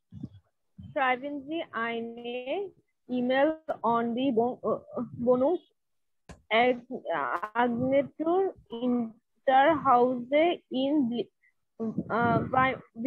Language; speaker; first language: German; non-native, learner; Bangla